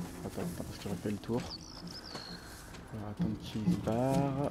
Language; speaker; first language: French; native; French